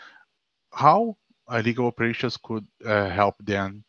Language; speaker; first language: English; non-native, fluent; Portuguese